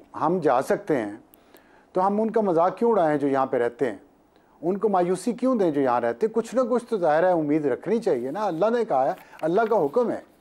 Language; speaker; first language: Urdu; non-native, local second language; Punjabi